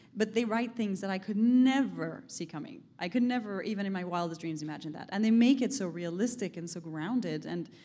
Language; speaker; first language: English; non-native, fluent; Hebrew